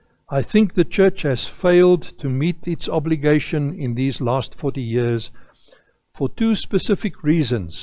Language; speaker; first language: English; non-native, local second language; Afrikaans